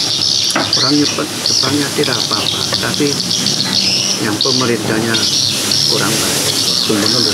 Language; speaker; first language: Indonesian; non-native, learner; Korean